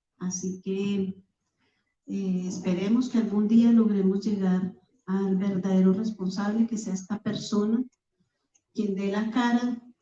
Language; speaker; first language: Spanish; native; Spanish